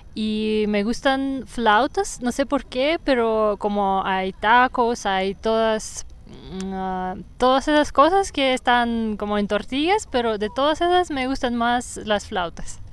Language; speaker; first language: Spanish; non-native, fluent; Russian